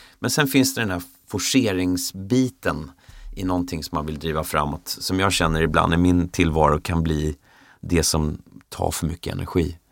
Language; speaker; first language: Swedish; native; Swedish